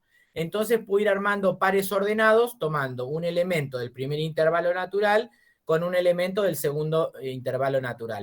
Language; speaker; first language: Spanish; native; Spanish